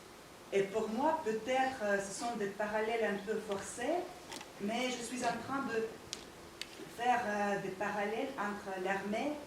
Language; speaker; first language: French; non-native, fluent; Russian